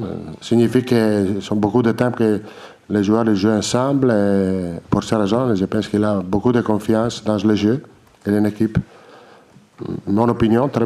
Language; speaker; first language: French; non-native, learner; Italian